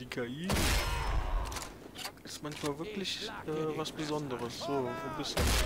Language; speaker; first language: German; native; German